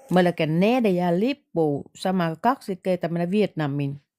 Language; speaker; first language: Finnish; non-native, learner; Vietnamese